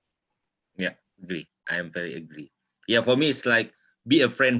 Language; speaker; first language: English; non-native, local second language; Indonesian